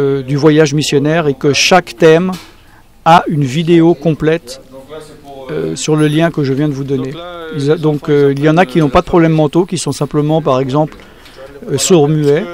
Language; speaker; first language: French; native; French